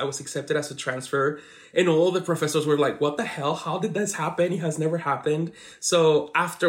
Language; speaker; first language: English; non-native, fluent; Spanish